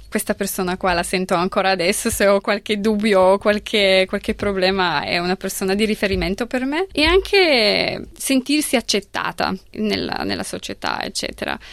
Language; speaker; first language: Italian; non-native, fluent; Polish